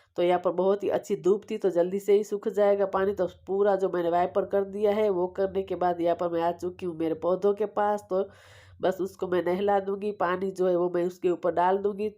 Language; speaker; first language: Hindi; non-native, local second language; Gujarati